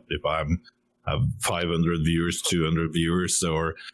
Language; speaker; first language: English; non-native, fluent; Norwegian